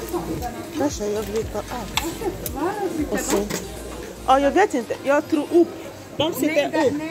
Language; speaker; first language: Swedish; non-native, learner; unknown